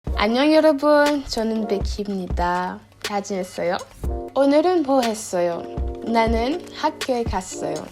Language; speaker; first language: Korean; non-native, learner; French